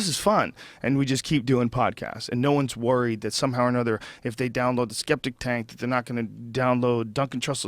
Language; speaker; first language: English; native; English